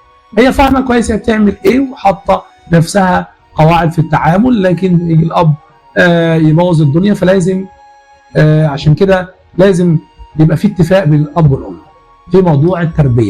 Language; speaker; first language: Arabic; native; Arabic